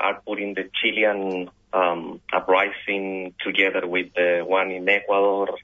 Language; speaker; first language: English; non-native, fluent; Spanish